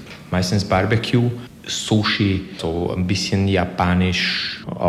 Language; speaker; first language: German; non-native, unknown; Hungarian